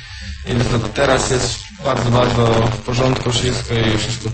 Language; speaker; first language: Polish; non-native, learner; Croatian